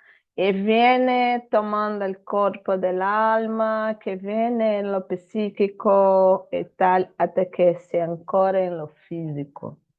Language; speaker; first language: Spanish; non-native, fluent; Portuguese